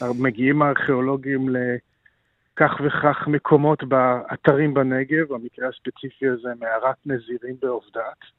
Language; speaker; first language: Hebrew; native; Hebrew